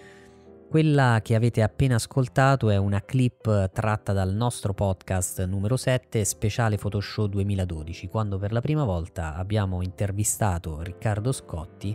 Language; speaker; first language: Italian; native; Italian